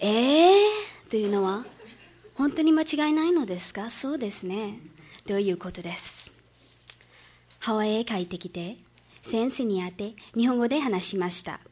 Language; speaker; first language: Japanese; non-native, fluent; English